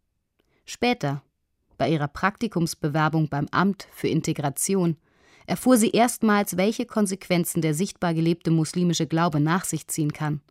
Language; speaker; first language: German; non-native, local second language; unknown